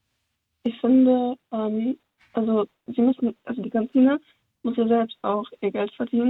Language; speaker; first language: German; early bilingual, other home language; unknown